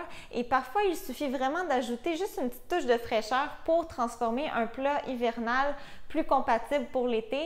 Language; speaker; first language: French; native; French